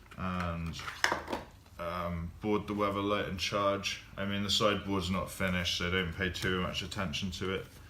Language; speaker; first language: English; native; English